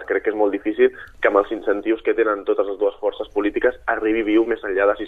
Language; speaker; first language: Catalan; native; Catalan